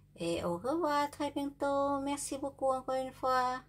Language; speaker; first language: French; non-native, learner; Vietnamese